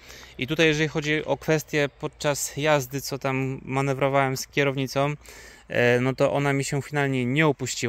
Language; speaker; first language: Polish; native; Polish